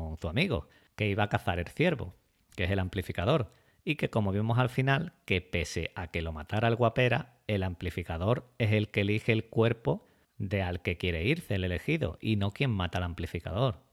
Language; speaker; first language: Spanish; native; Spanish